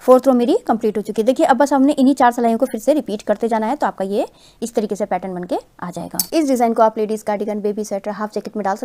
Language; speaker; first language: Hindi; non-native, local second language; Punjabi